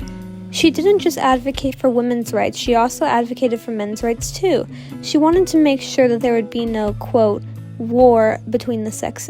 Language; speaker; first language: English; native; English